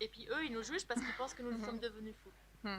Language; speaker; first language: French; native; French